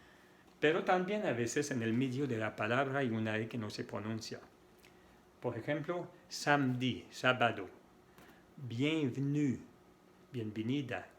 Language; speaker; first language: Spanish; non-native, fluent; French